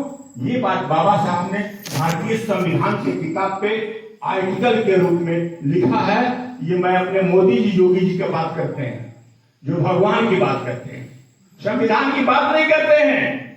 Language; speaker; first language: Hindi; native; Hindi